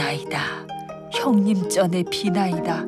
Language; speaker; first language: Korean; native; Korean